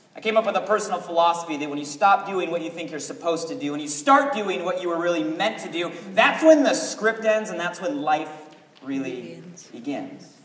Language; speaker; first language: English; native; English